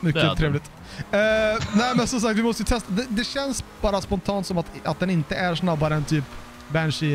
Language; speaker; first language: Swedish; native; Swedish